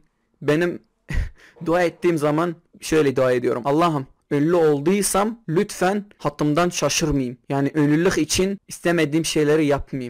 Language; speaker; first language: Turkish; non-native, local second language; Kurdish